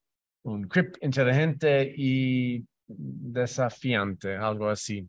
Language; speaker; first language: Spanish; non-native, fluent; English